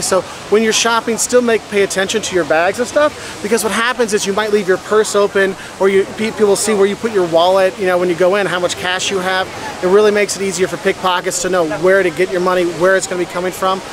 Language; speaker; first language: English; native; English